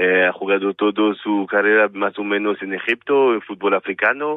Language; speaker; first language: Spanish; non-native, fluent; French